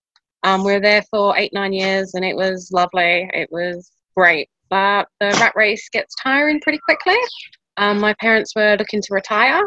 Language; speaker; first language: English; native; English